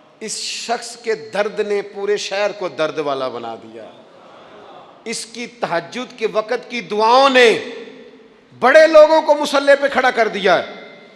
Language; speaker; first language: Urdu; non-native, local second language; Punjabi